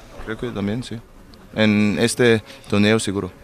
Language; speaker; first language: Spanish; non-native, learner; German